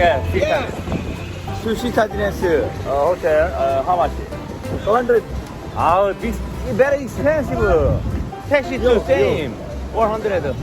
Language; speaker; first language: English; non-native, learner; Korean